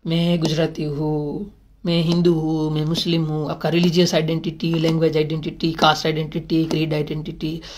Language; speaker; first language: Hindi; non-native, local second language; Gujarati